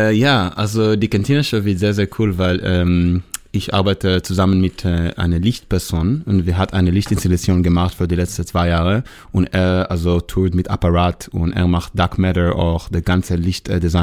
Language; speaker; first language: German; non-native, learner; Hebrew